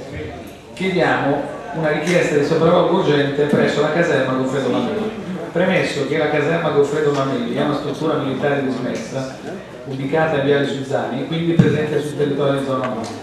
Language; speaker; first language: Italian; native; Italian